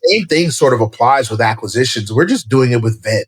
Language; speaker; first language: English; native; English